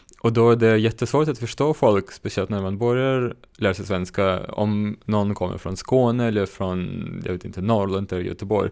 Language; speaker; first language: Swedish; non-native, fluent; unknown